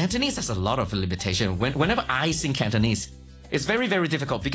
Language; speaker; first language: English; non-native, local second language; Chinese